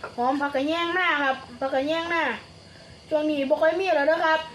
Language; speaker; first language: Thai; native; Thai